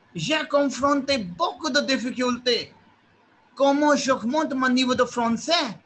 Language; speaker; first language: French; non-native, fluent; Hindi